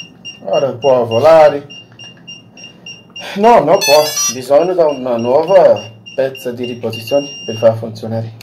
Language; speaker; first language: Italian; non-native, learner; Portuguese